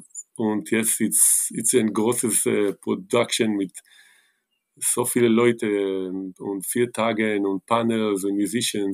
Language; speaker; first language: German; non-native, learner; Hebrew